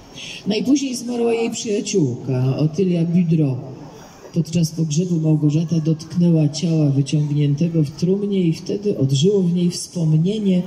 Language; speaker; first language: Polish; native; Polish